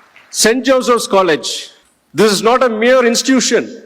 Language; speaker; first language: English; non-native, local second language; Tamil